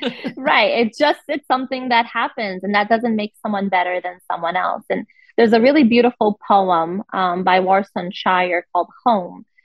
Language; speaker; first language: English; non-native, fluent; Portuguese